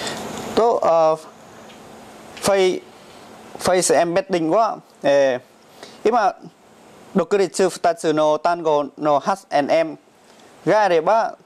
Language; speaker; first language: Japanese; non-native, learner; Vietnamese